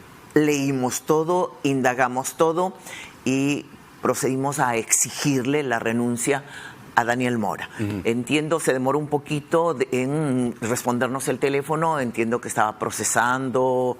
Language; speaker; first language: Spanish; native; Spanish